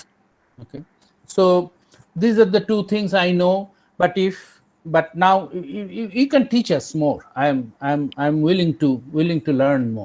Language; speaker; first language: English; non-native, local second language; Bangla